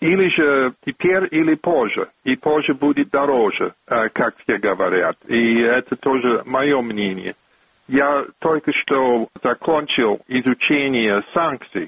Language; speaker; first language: Russian; non-native, fluent; English